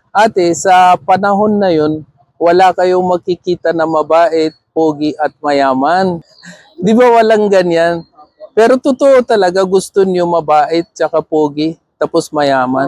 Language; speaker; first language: Filipino; non-native, learner; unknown